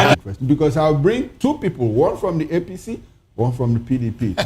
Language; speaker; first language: English; non-native, local second language; Igbo